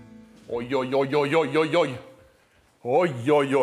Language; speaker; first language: Swedish; native; Swedish